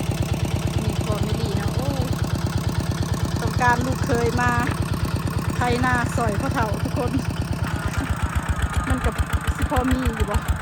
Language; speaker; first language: Thai; non-native, local second language; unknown